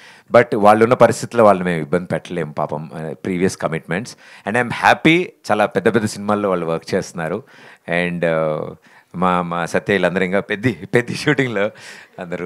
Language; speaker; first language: Telugu; native; Telugu